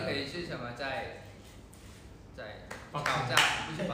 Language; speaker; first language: Chinese; non-native, learner; Thai